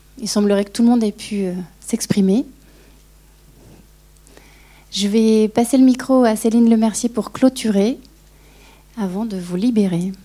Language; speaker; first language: French; native; French